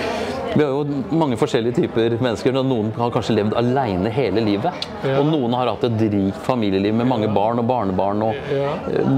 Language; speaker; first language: Norwegian; native; Norwegian